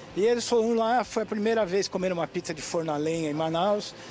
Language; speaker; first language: Portuguese; native; Portuguese